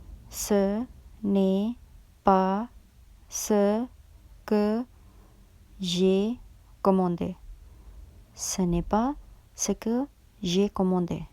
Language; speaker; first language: French; non-native, fluent; Urdu